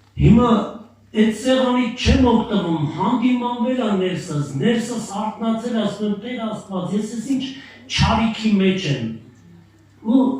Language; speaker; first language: Armenian; native; Armenian